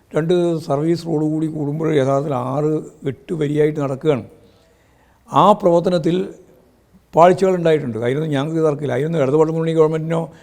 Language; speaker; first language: Malayalam; native; Malayalam